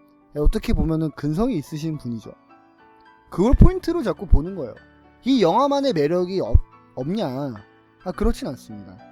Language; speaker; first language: Korean; native; Korean